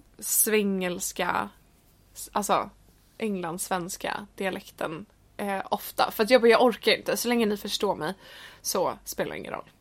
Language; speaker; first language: Swedish; native; Swedish